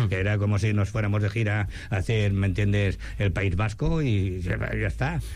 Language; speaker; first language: Spanish; non-native, local second language; Catalan